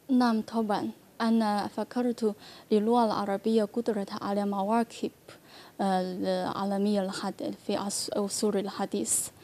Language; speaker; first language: Arabic; non-native, learner; Chinese